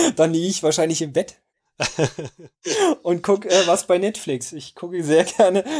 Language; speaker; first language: German; native; German